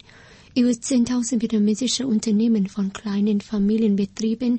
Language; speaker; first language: German; non-native, fluent; Vietnamese